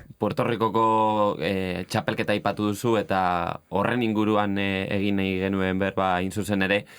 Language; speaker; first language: Basque; native; Basque